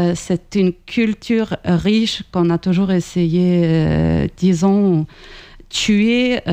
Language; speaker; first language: French; non-native, fluent; Ukrainian